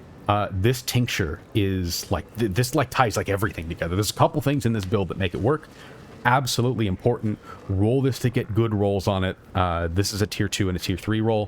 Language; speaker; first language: English; native; English